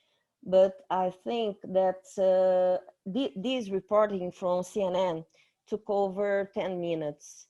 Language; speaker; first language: English; non-native, fluent; Portuguese